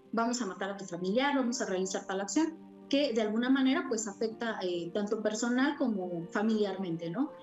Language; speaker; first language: Spanish; native; Spanish